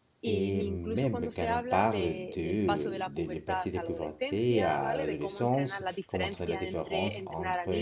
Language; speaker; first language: French; non-native, learner; Spanish